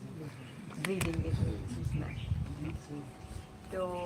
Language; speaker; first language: Hindi; non-native, local second language; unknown